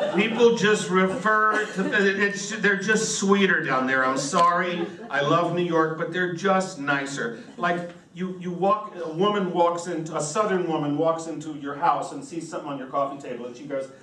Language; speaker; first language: English; native; English